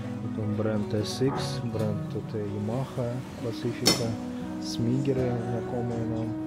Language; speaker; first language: Russian; native; Russian